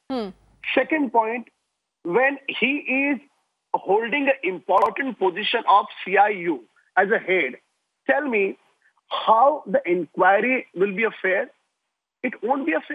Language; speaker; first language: English; non-native, local second language; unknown